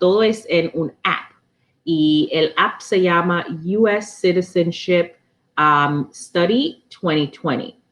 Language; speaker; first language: Spanish; non-native, learner; English